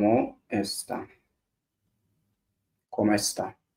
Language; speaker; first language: Spanish; non-native, learner; Arabic